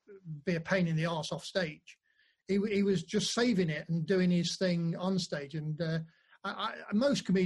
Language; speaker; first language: English; native; English